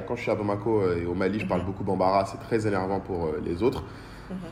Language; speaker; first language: French; non-native, local second language; Bambara